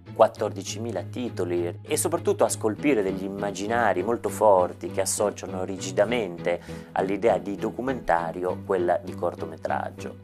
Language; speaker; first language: Italian; native; Italian